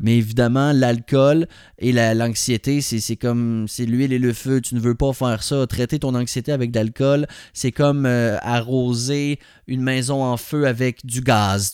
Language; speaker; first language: French; native; French